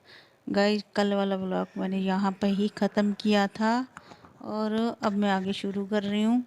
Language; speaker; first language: Hindi; non-native, local second language; Punjabi